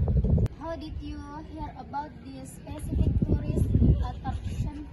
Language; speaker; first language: English; non-native, learner; Indonesian